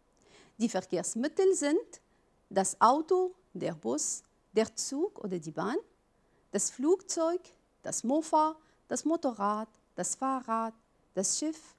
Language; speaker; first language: German; non-native, fluent; Arabic